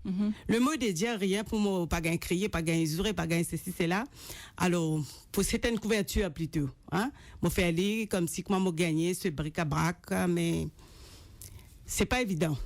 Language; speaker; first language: French; non-native, local second language; Morisyen